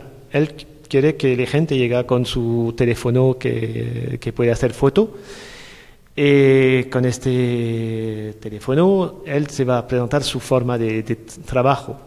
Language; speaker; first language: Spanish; non-native, learner; French